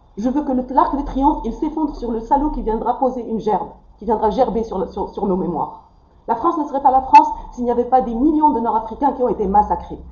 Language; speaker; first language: French; non-native, local second language; Arabic